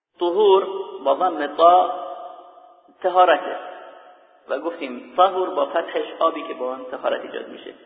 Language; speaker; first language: Persian; native; Persian